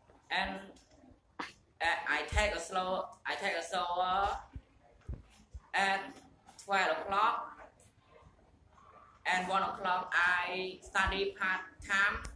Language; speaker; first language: English; non-native, learner; Khmer